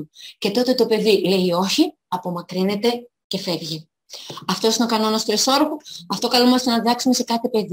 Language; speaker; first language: Greek; native; Greek